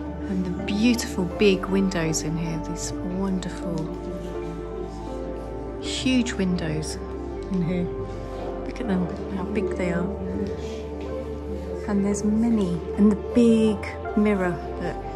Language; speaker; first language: English; native; English